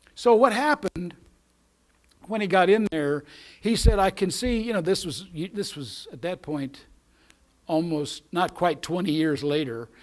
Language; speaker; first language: English; native; English